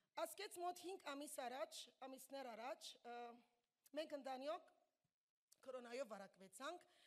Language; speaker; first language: Armenian; early bilingual, heritage; Armenian